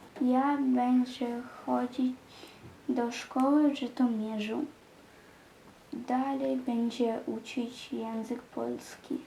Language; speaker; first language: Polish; non-native, learner; Ukrainian